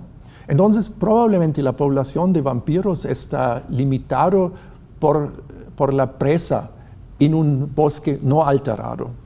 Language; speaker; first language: Spanish; non-native, fluent; German